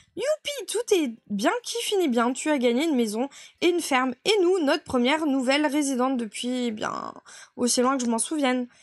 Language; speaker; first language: French; native; French